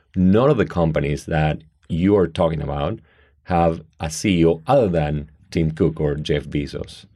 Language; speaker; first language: English; non-native, fluent; Spanish